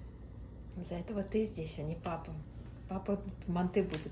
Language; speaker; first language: Russian; early bilingual, heritage; Russian